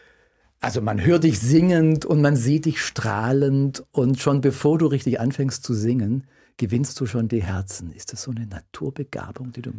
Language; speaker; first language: German; native; German